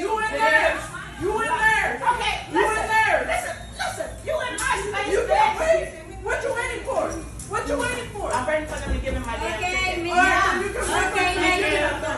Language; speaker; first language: English; native; English